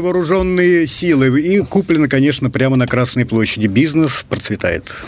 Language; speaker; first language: Russian; native; Russian